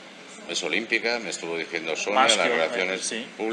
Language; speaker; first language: Spanish; native; Spanish